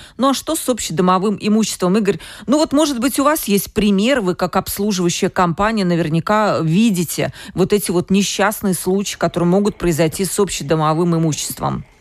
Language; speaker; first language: Russian; native; Russian